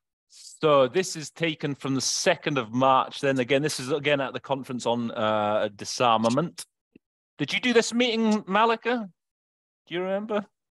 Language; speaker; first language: English; native; English